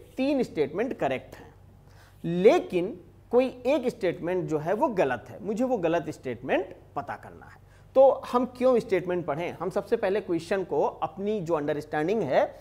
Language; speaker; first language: Hindi; native; Hindi